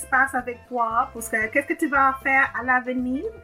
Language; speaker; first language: French; non-native, learner; English